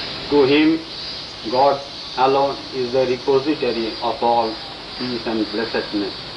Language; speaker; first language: English; non-native, local second language; Bangla